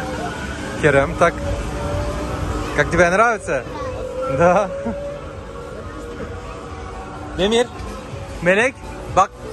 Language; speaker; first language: Russian; non-native, learner; Turkish